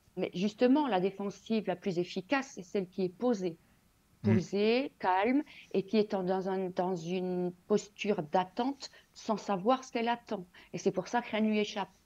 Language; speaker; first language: French; native; French